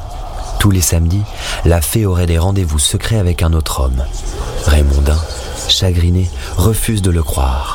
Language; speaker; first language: French; native; French